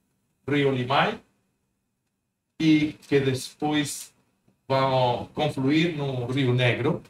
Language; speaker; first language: Portuguese; non-native, fluent; Spanish